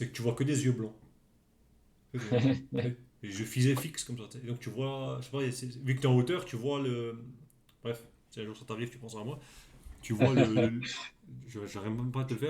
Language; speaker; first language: French; native; French